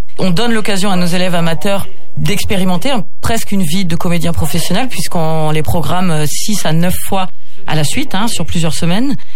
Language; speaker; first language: French; native; French